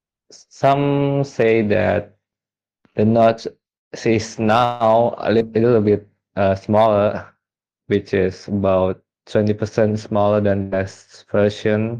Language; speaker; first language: English; non-native, fluent; Indonesian